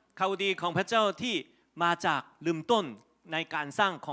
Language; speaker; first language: Thai; non-native, fluent; Korean